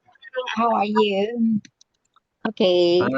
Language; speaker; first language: English; non-native, fluent; Spanish